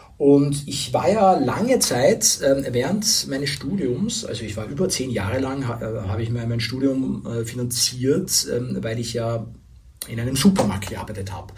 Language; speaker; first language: German; native; German